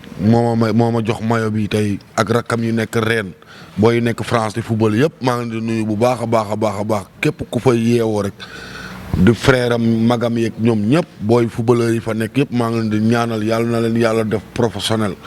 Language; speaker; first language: Wolof; native; Wolof